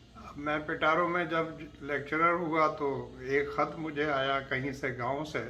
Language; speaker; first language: Urdu; non-native, local second language; Sindhi